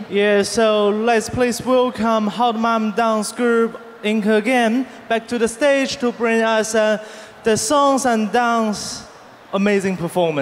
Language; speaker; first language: English; non-native, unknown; Chinese